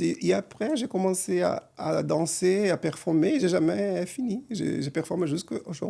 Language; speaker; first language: French; non-native, fluent; Portuguese